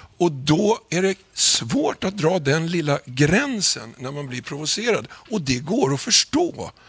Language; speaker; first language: Swedish; native; Swedish